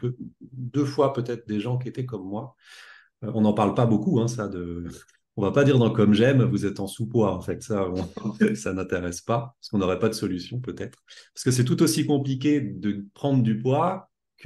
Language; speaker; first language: French; native; French